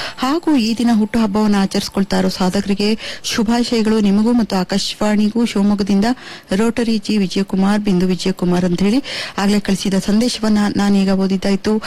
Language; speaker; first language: Kannada; native; Kannada